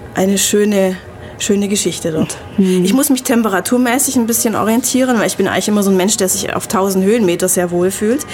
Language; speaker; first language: German; native; German